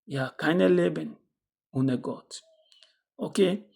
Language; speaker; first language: German; non-native, learner; French